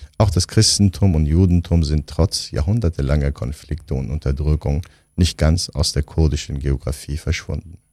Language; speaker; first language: German; non-native, fluent; Kurdish